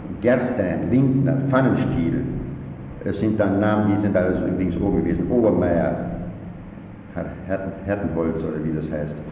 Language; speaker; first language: German; native; German